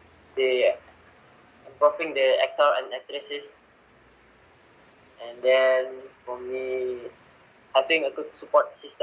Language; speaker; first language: English; non-native, learner; Indonesian